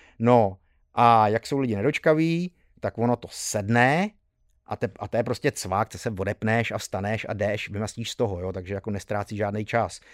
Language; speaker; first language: Czech; early bilingual, heritage; Czech